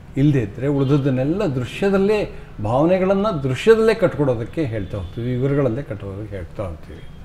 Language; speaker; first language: Kannada; native; Kannada